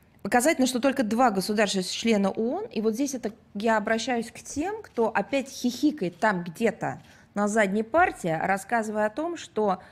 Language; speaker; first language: Russian; native; Russian